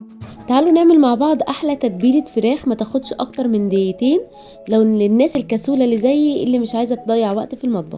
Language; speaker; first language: Arabic; native; Arabic